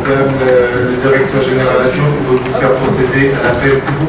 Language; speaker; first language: French; native; French